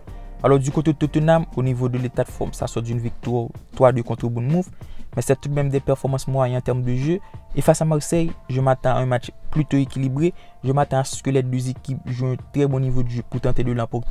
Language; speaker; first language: French; native; French